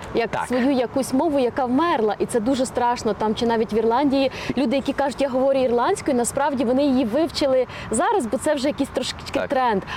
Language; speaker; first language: Ukrainian; native; Ukrainian